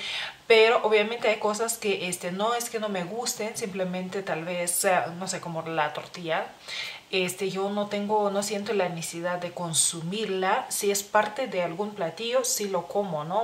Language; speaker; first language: Spanish; non-native, fluent; Lithuanian